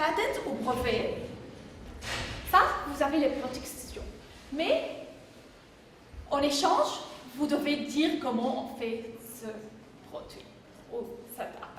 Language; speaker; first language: French; non-native, fluent; English